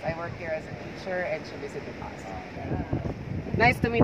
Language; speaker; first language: English; non-native, fluent; Filipino